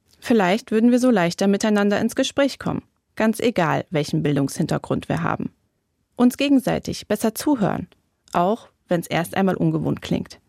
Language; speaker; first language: German; native; German